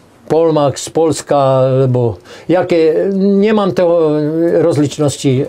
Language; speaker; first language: Polish; non-native, learner; Czech